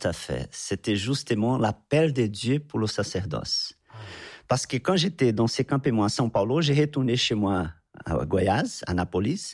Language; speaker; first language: French; non-native, fluent; Portuguese